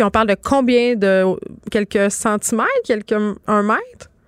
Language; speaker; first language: French; native; French